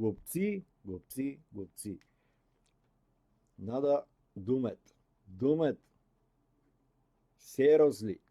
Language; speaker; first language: Russian; non-native, learner; Bulgarian